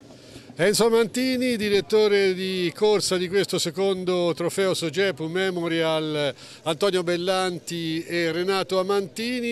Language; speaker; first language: Italian; native; Italian